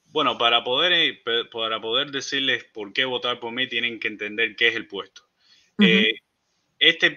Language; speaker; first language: Spanish; early bilingual, heritage; Spanish